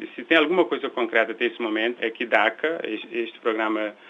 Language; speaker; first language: Portuguese; non-native, local second language; Kabuverdianu